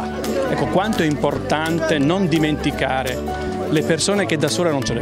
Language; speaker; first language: Italian; native; Italian